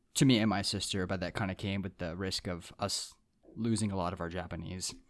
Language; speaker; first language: English; early bilingual, other home language; Japanese